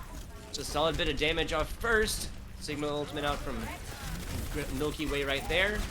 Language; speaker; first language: English; native; English